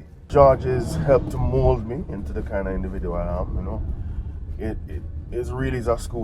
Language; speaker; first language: English; native; English